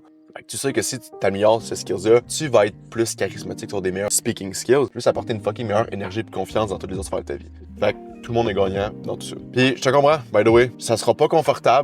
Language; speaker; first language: French; native; French